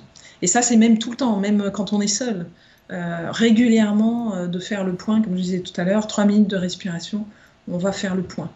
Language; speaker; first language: French; native; French